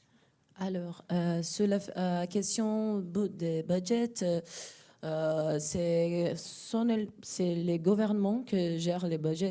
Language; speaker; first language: French; non-native, fluent; Portuguese